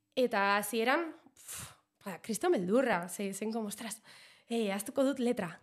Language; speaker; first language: Basque; non-native, local second language; Spanish